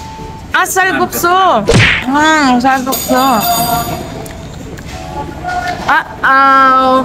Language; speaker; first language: Korean; non-native, learner; Filipino